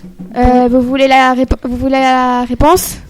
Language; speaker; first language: French; native; French